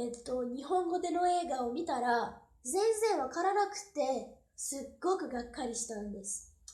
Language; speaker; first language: Japanese; non-native, fluent; Portuguese